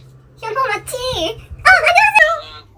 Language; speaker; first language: Korean; non-native, learner; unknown